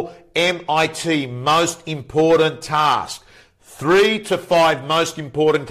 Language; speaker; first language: English; native; English